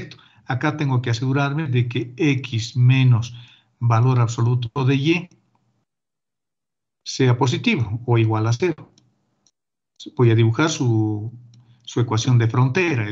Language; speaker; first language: Spanish; native; Spanish